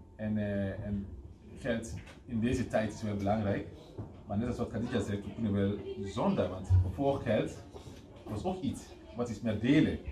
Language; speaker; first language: Dutch; non-native, fluent; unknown